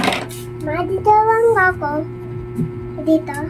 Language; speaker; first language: Filipino; non-native, local second language; Cebuano